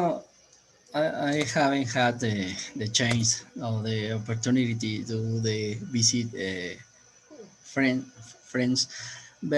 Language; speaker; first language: English; non-native, learner; Spanish